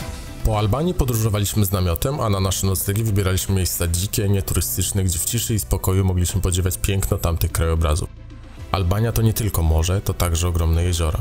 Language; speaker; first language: Polish; native; Polish